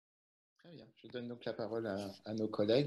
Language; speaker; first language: French; native; French